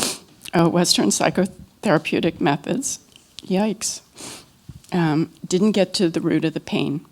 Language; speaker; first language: English; native; English